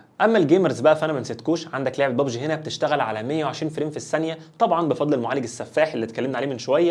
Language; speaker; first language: Arabic; native; Arabic